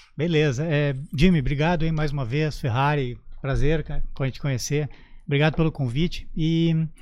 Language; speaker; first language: Portuguese; native; Portuguese